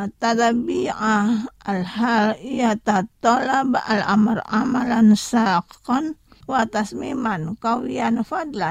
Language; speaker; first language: Arabic; non-native, fluent; Indonesian